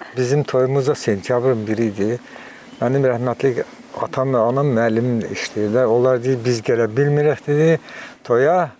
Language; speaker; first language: Azerbaijani; non-native, local second language; Avaric